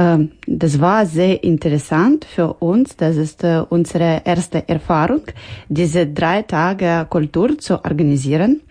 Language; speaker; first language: German; non-native, learner; Ukrainian